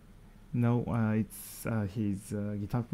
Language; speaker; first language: English; non-native, learner; Japanese